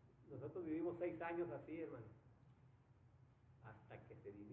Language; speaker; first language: Spanish; native; Spanish